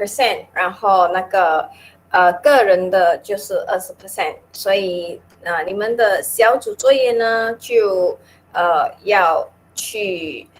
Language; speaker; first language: Chinese; non-native, local second language; Min Nan Chinese